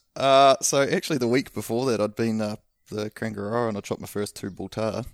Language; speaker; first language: English; native; English